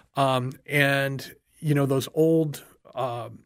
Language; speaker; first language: English; native; English